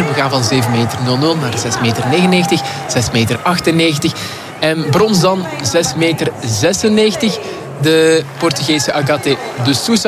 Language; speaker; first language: Dutch; native; Dutch